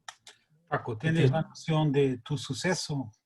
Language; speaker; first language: Spanish; non-native, learner; Portuguese